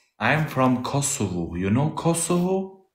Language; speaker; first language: English; non-native, learner; Albanian